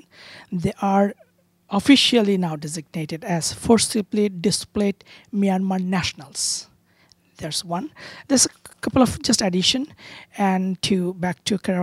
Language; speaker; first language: English; non-native, local second language; Bangla